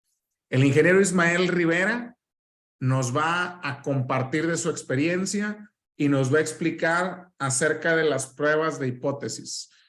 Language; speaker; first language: Spanish; native; Spanish